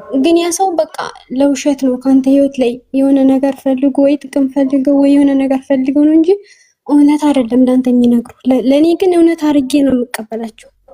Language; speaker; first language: Amharic; native; Amharic